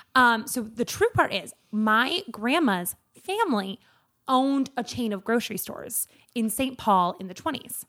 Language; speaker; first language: English; native; English